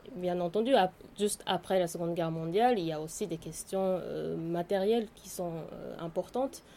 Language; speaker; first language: French; non-native, fluent; Japanese